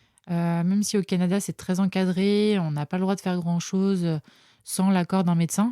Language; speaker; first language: French; native; French